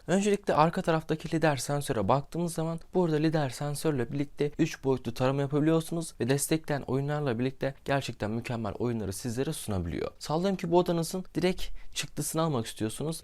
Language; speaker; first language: Turkish; native; Turkish